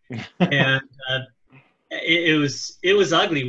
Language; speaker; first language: English; native; English